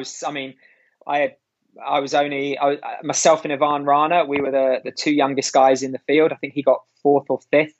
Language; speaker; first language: English; native; English